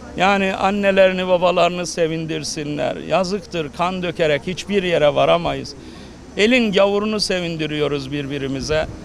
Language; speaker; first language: Turkish; native; Turkish